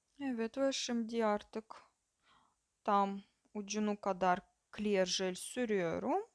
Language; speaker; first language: Turkish; non-native, learner; Russian